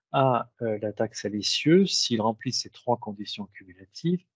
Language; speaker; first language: French; native; French